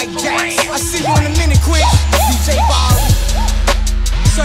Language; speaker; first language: English; native; English